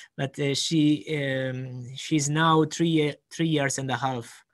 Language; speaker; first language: English; non-native, fluent; Italian